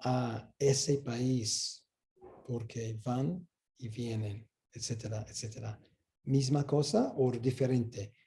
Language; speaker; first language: Spanish; non-native, fluent; English